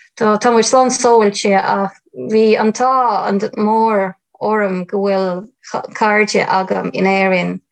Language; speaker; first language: Irish; non-native, fluent; Ukrainian